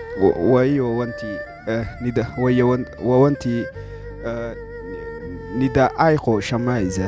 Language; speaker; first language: Chinese; non-native, learner; Oromo